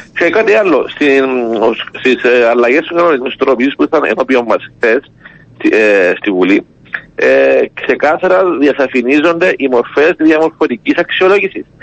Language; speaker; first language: Greek; native; Greek